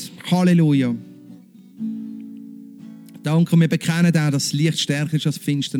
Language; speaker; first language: German; native; German